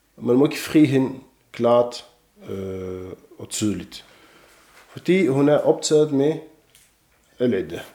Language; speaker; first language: Danish; non-native, fluent; Arabic